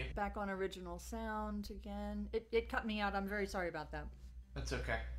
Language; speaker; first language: English; native; English